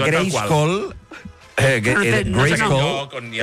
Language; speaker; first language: Catalan; native; Catalan